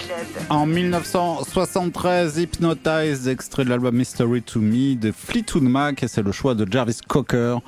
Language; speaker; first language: French; native; French